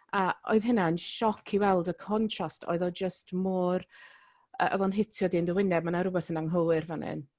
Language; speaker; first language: Welsh; non-native, local second language; English